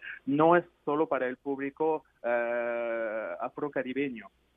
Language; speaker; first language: Spanish; non-native, fluent; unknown